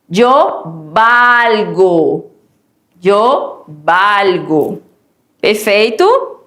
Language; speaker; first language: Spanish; non-native, fluent; Portuguese